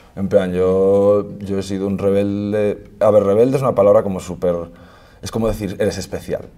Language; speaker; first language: Spanish; native; Spanish